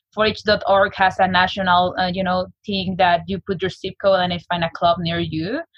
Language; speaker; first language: English; non-native, fluent; Spanish